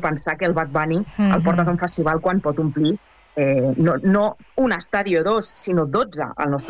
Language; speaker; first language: Catalan; native; Catalan